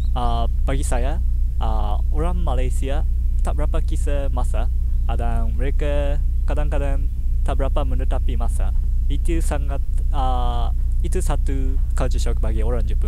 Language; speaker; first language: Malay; non-native, learner; Japanese